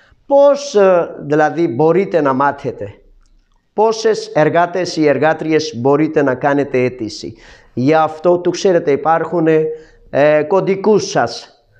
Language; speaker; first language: Greek; non-native, fluent; Urdu